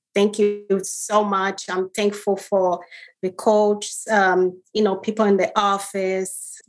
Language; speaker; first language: English; non-native, fluent; Portuguese